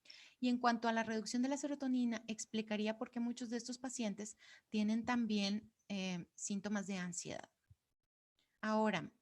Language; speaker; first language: Spanish; native; Spanish